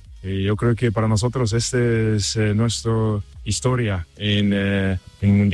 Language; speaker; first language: Spanish; non-native, learner; German